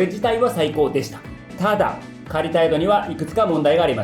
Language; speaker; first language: Japanese; native; Japanese